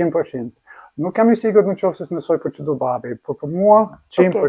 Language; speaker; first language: Albanian; non-native, learner; English